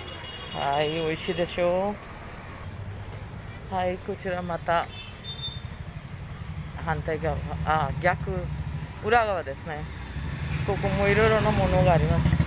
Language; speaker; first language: Japanese; non-native, fluent; Hindi